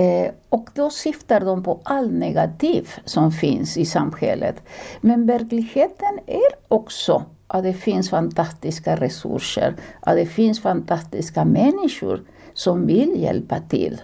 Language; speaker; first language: Swedish; non-native, fluent; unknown